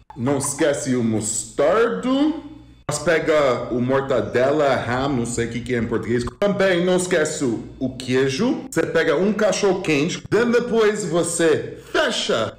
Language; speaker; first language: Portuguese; non-native, learner; English